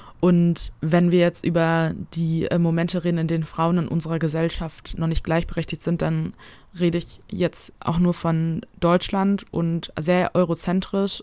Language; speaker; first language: German; native; German